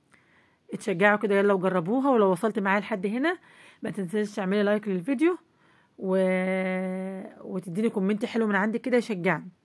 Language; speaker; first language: Arabic; native; Arabic